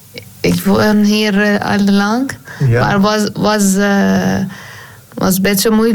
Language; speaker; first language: Dutch; non-native, learner; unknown